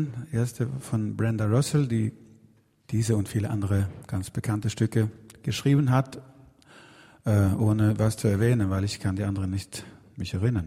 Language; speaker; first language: German; non-native, learner; Swedish